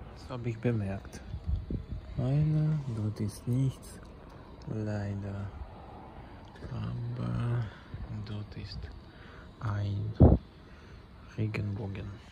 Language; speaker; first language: German; non-native, learner; Ukrainian